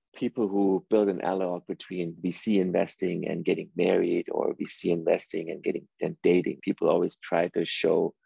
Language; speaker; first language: English; early bilingual, other home language; Persian